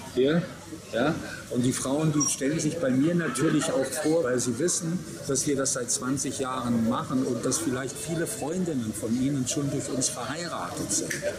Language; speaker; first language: German; non-native, fluent; Thai